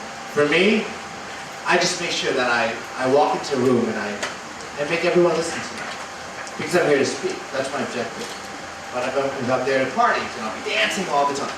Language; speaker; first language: English; early bilingual, other home language; Thai